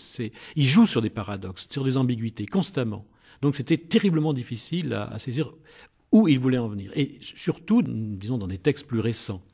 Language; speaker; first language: French; native; French